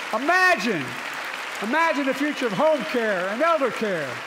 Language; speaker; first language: English; native; English